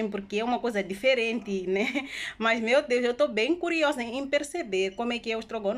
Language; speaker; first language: Portuguese; non-native, local second language; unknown